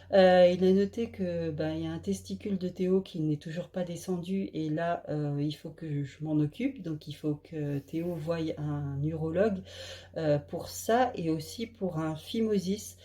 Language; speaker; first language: French; native; French